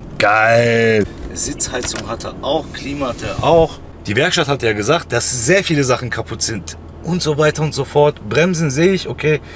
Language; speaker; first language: German; early bilingual, other home language; Turkish